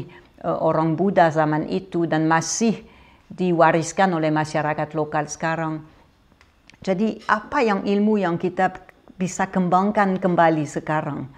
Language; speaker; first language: Indonesian; non-native, fluent; French